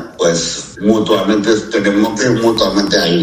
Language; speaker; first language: Spanish; non-native, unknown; Chinese